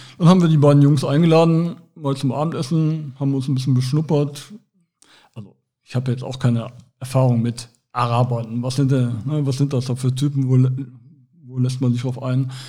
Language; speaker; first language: German; native; German